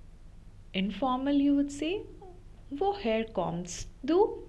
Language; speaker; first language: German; non-native, fluent; Hindi